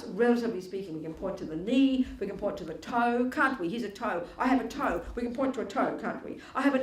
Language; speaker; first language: English; native; English